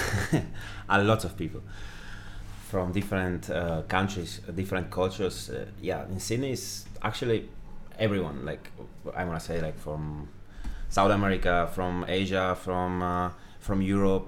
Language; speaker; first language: English; non-native, fluent; Slovak